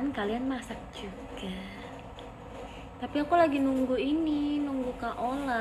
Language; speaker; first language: Indonesian; native; Indonesian